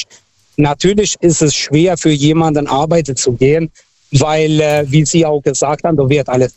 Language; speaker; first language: German; non-native, fluent; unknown